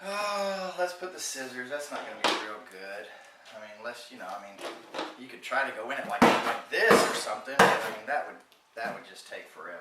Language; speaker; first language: English; native; English